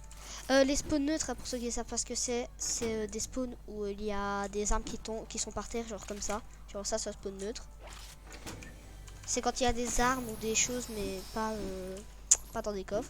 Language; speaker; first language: French; native; French